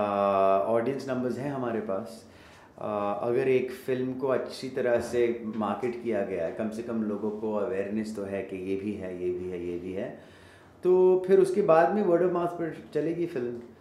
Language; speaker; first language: Hindi; native; Hindi